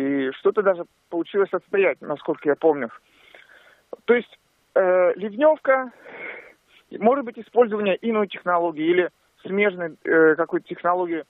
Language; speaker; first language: Russian; native; Russian